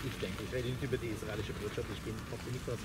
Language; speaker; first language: German; non-native, fluent; English